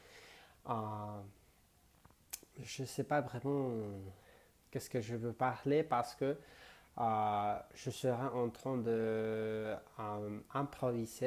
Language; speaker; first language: French; non-native, learner; Spanish